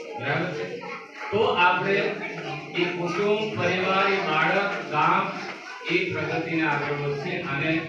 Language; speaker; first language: Gujarati; non-native, local second language; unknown